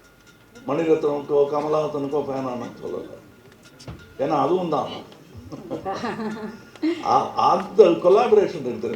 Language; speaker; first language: Tamil; native; Tamil